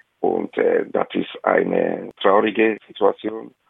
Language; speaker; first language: German; non-native, fluent; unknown